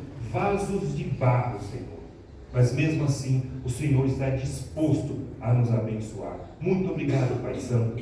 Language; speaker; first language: Portuguese; native; Portuguese